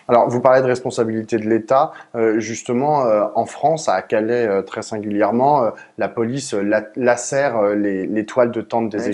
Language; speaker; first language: French; native; French